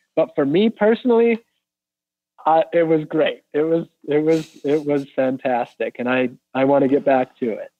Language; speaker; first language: English; native; English